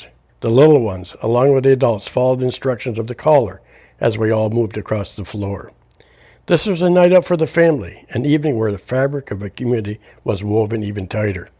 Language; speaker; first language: English; native; English